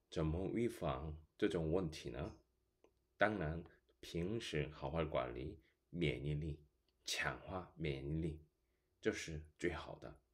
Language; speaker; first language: Chinese; non-native, fluent; Korean